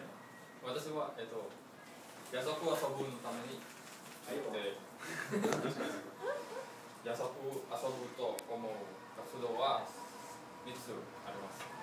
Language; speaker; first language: Japanese; non-native, learner; Indonesian